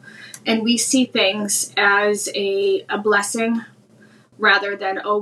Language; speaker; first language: English; native; English